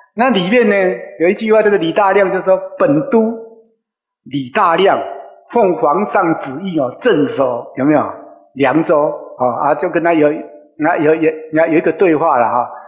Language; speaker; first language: Chinese; non-native, local second language; Min Nan Chinese